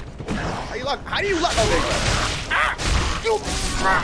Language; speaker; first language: English; native; English